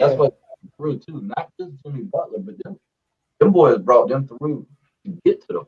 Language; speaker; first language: English; native; English